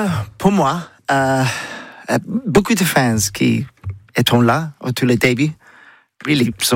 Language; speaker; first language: French; non-native, learner; English